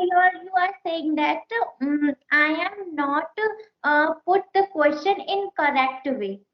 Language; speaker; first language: English; non-native, learner; Hindi